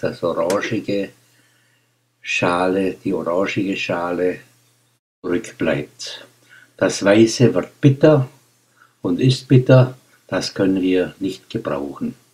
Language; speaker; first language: German; native; German